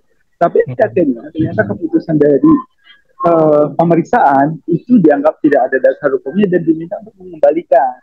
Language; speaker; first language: Indonesian; native; Indonesian